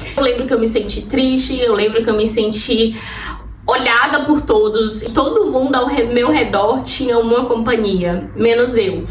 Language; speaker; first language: Portuguese; native; Portuguese